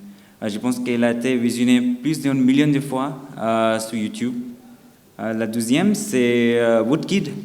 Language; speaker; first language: French; non-native, fluent; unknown